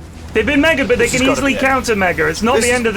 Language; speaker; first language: English; native; English